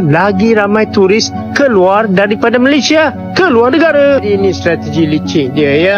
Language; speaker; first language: Malay; native; Malay